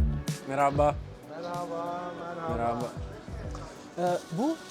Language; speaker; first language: Turkish; non-native, learner; Italian